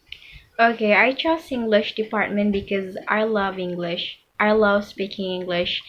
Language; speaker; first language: English; non-native, fluent; Indonesian